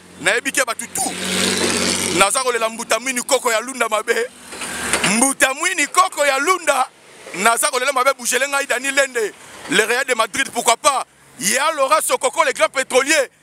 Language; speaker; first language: Lingala; native; Lingala